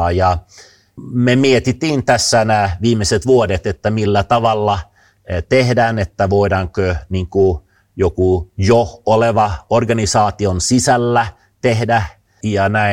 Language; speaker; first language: Finnish; non-native, fluent; Swedish